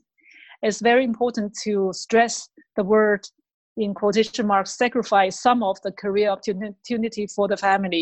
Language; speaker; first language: English; non-native, fluent; Chinese